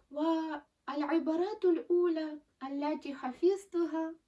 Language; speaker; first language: Arabic; non-native, fluent; Ukrainian